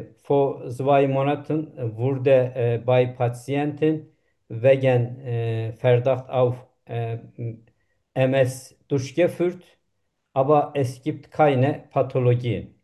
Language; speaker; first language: German; non-native, learner; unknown